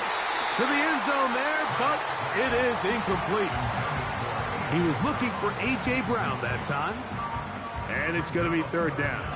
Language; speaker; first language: English; native; English